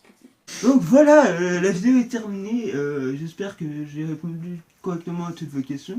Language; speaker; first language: French; native; French